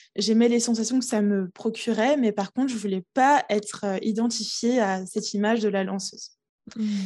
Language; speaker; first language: French; early bilingual, other home language; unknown